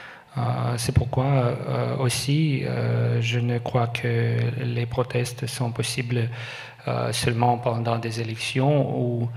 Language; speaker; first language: French; non-native, learner; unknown